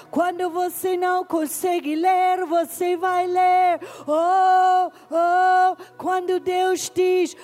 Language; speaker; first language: Portuguese; non-native, learner; English